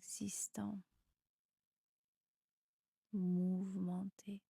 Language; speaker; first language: French; non-native, fluent; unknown